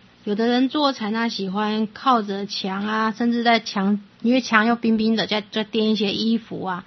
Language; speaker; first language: Chinese; native; Chinese